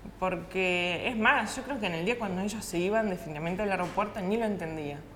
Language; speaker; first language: Spanish; early bilingual, other home language; Russian